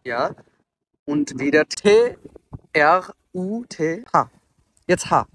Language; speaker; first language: German; non-native, learner; Bangla